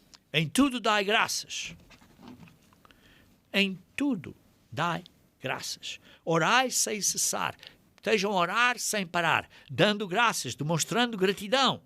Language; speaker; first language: Portuguese; native; Portuguese